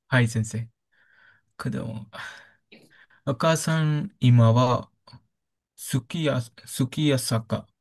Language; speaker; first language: Japanese; non-native, learner; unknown